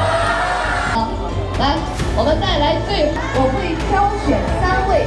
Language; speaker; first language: Chinese; native; Chinese